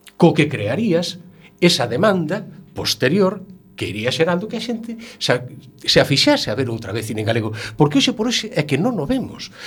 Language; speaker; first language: Galician; native; Galician